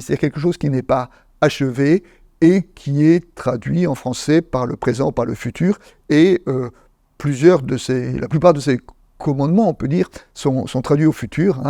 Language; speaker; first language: French; native; French